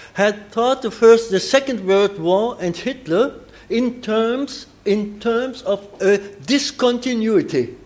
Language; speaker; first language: English; non-native, fluent; German